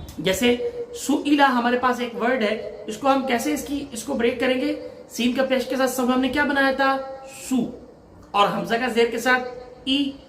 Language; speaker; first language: Urdu; native; Urdu